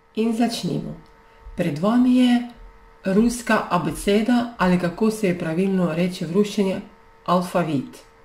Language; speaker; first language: Slovenian; non-native, fluent; Russian